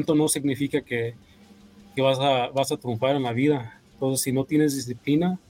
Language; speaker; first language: Spanish; early bilingual, heritage; Spanish